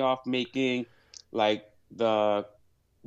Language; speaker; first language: English; native; English